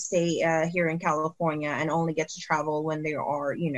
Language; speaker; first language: English; non-native, local second language; Filipino